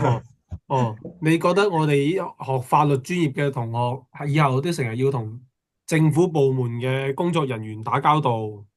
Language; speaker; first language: Chinese; native; Chinese